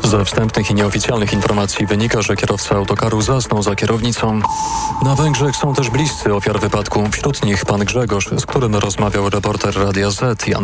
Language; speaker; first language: Polish; native; Polish